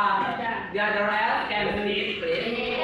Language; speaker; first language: English; non-native, learner; Indonesian